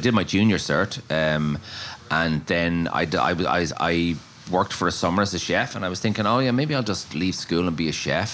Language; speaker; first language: English; native; English